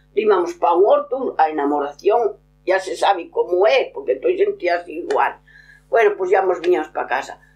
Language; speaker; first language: Galician; native; Galician